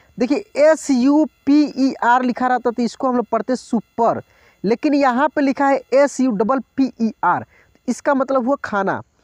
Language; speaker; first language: Hindi; native; Hindi